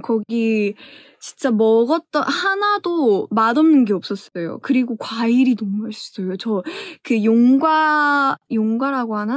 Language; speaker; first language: Korean; early bilingual, heritage; English